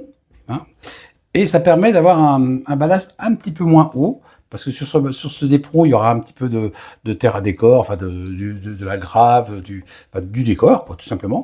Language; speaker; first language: French; native; French